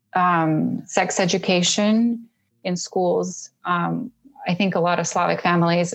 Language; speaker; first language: English; early bilingual, other home language; Russian